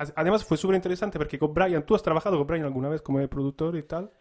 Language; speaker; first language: Spanish; non-native, fluent; Italian